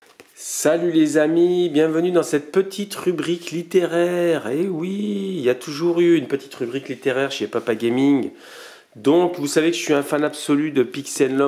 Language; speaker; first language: French; native; French